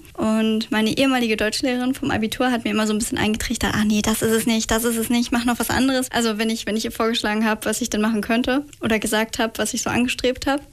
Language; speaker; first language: German; native; German